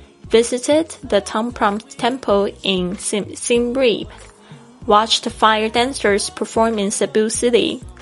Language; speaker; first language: English; non-native, fluent; Chinese